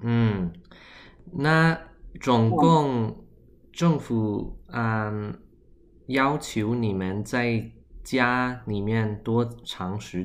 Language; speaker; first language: Chinese; early bilingual, heritage; Chinese